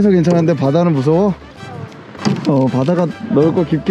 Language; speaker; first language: Korean; native; Korean